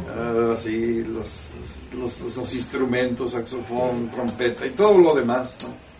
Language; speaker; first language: Spanish; early bilingual, heritage; Spanish